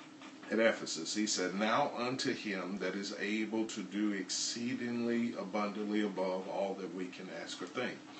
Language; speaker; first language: English; native; English